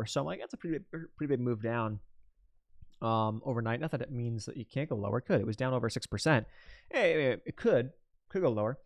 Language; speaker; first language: English; native; English